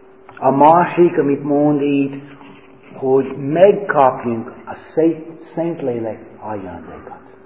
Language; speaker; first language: Hungarian; non-native, learner; English